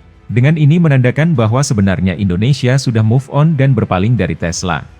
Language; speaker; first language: Indonesian; native; Indonesian